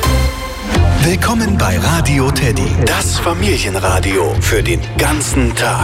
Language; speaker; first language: German; native; German